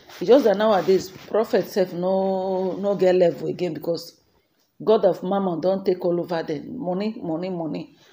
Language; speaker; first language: Nigerian Pidgin; non-native, local second language; Igbo